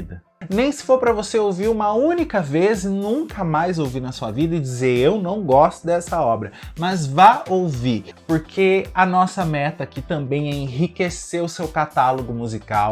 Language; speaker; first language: Portuguese; native; Portuguese